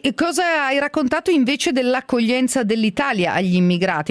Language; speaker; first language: Italian; native; Italian